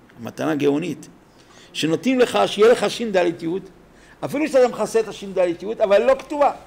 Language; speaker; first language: Hebrew; native; Hebrew